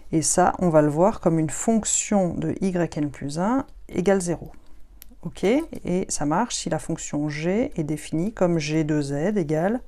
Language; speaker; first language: French; native; French